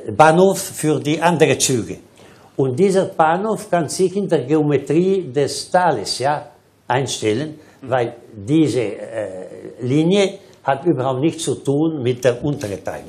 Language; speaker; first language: German; non-native, local second language; Italian